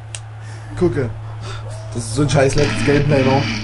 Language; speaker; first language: German; native; German